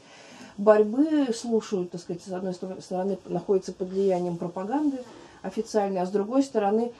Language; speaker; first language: Russian; native; Russian